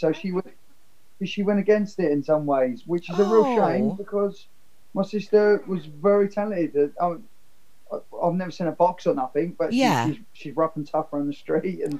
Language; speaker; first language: English; native; English